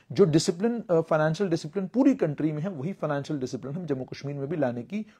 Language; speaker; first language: Hindi; non-native, local second language; Kashmiri